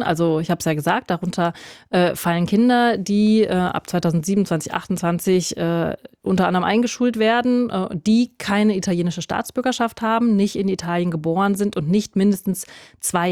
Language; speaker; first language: German; native; German